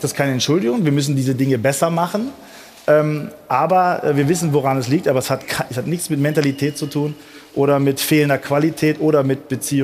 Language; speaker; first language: German; native; German